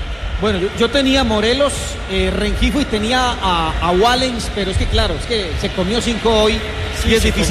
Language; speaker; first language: Spanish; native; Spanish